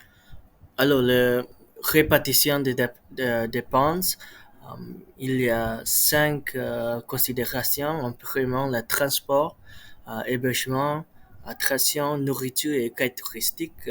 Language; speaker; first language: French; non-native, learner; Malay